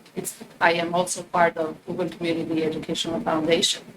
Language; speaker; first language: English; non-native, fluent; Albanian